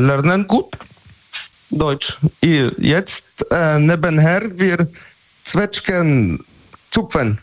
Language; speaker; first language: German; non-native, learner; Polish